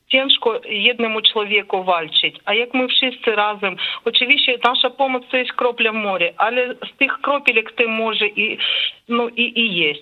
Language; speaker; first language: Polish; non-native, learner; Ukrainian